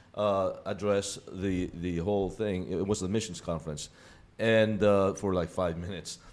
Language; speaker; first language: English; non-native, local second language; Filipino